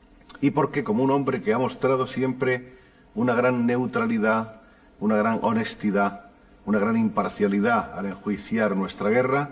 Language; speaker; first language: Spanish; native; Spanish